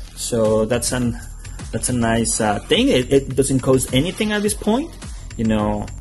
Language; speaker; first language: English; non-native, fluent; Spanish